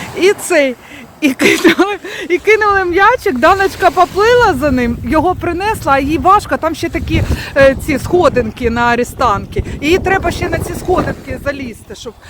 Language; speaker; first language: Ukrainian; native; Ukrainian